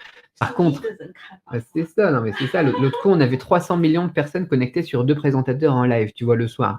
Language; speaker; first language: French; native; French